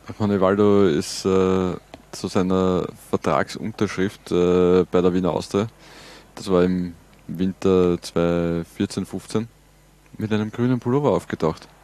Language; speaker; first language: German; native; German